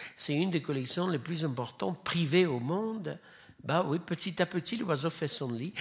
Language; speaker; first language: French; non-native, fluent; Russian